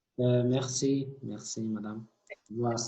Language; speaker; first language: French; non-native, fluent; Arabic